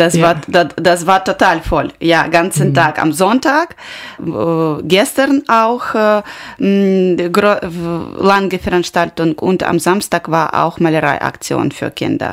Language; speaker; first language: German; non-native, learner; Ukrainian